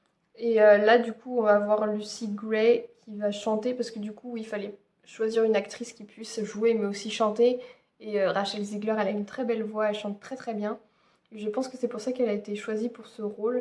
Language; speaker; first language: French; native; French